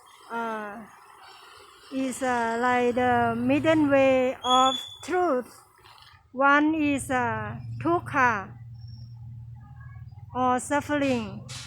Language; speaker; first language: English; non-native, learner; Thai